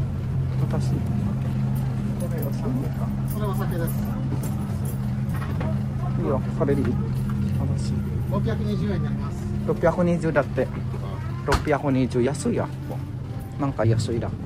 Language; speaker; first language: Japanese; non-native, learner; Filipino